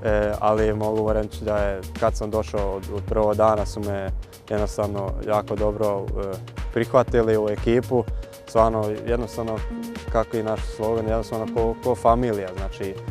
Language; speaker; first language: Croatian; early bilingual, heritage; Croatian